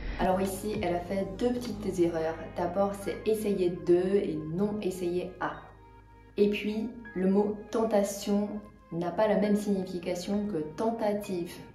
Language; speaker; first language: French; non-native, fluent; Chinese